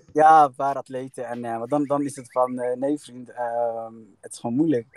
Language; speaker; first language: Dutch; early bilingual, other home language; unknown